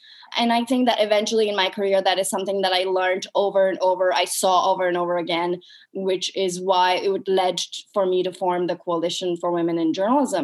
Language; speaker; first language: English; non-native, local second language; Urdu